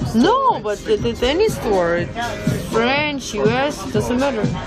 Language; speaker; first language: English; non-native, fluent; Russian